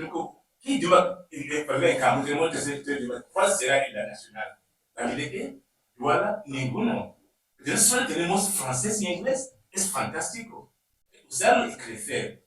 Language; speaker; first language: Spanish; non-native, learner; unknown